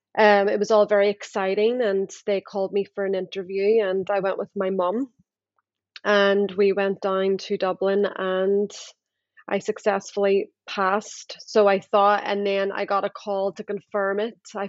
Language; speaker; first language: English; native; English